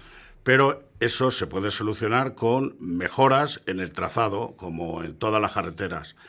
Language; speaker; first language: Spanish; native; Spanish